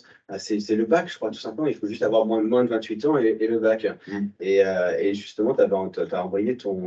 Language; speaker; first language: French; native; French